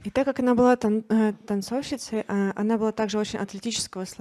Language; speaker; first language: Russian; native; Russian